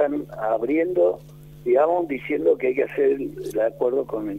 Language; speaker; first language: Spanish; native; Spanish